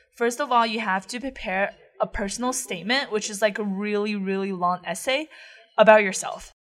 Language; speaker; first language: English; non-native, fluent; Chinese